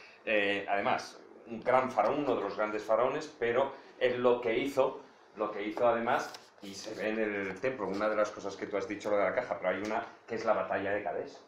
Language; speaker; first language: Spanish; native; Spanish